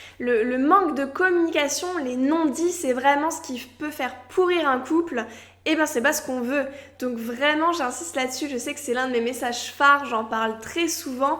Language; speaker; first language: French; native; French